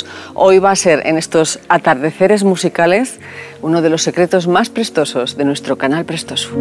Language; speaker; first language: Spanish; native; Spanish